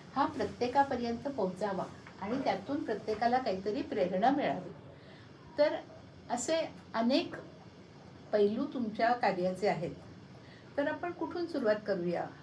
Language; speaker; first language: Marathi; native; Marathi